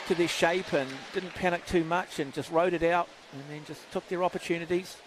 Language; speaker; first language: English; native; English